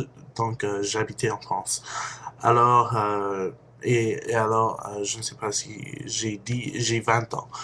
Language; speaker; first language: French; non-native, fluent; English